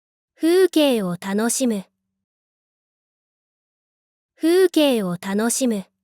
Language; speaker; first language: Japanese; native; Japanese